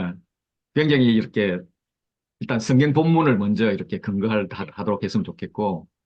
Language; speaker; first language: Korean; native; Korean